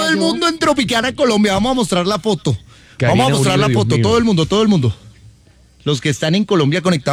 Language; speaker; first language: Spanish; native; Spanish